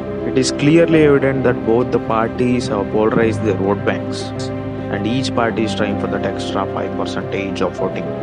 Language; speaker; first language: English; non-native, local second language; Telugu